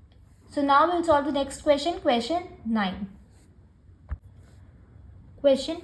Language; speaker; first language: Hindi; native; Hindi